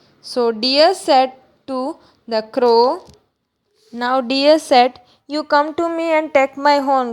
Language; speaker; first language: English; non-native, local second language; Gujarati